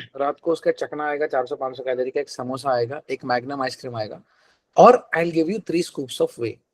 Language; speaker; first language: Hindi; non-native, local second language; Telugu